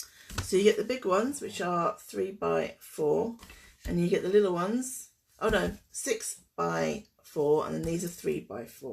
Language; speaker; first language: English; native; English